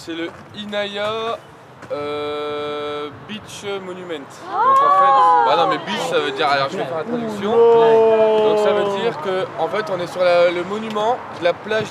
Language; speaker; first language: French; native; French